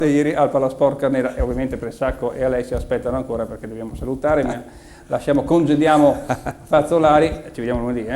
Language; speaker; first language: Italian; native; Italian